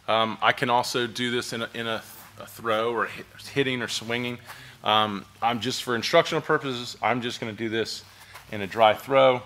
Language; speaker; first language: English; native; English